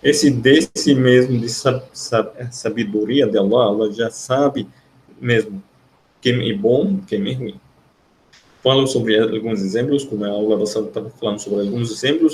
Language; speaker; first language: Portuguese; non-native, fluent; Arabic